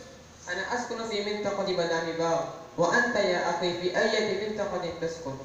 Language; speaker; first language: Arabic; non-native, learner; Urdu